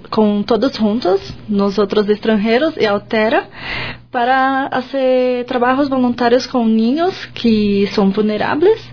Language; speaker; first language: Spanish; non-native, learner; Portuguese